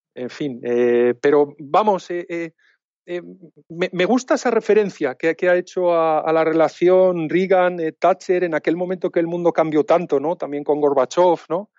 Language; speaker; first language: Spanish; native; Spanish